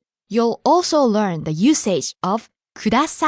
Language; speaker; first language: English; non-native, fluent; Japanese